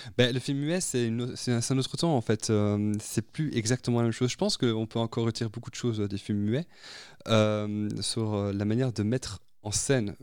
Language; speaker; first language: French; native; French